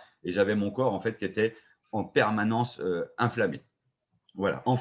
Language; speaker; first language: French; native; French